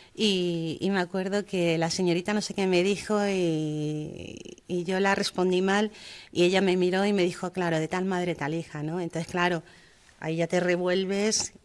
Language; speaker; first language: Spanish; early bilingual, heritage; German